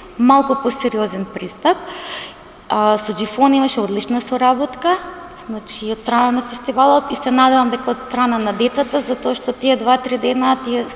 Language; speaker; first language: Macedonian; native; Macedonian